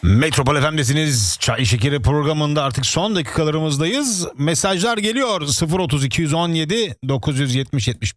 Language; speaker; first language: Turkish; native; Turkish